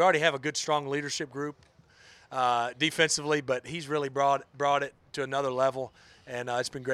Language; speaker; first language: English; native; English